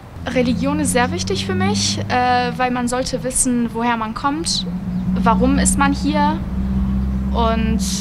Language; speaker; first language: German; early bilingual, other home language; Albanian